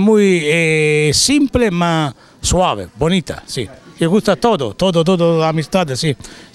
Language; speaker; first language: Spanish; non-native, learner; Italian